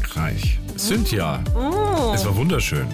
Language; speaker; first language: German; native; German